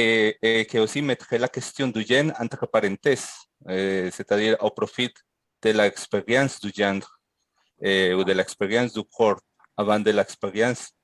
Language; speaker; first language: French; non-native, fluent; Spanish